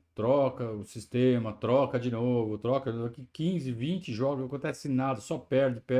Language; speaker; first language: Portuguese; native; Portuguese